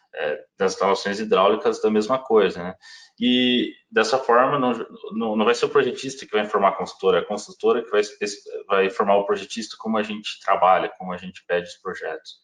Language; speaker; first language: Portuguese; native; Portuguese